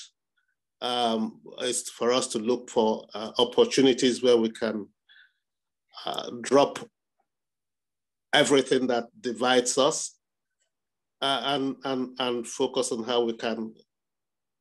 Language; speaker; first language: English; non-native, local second language; Igbo